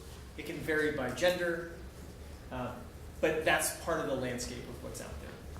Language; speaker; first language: English; native; English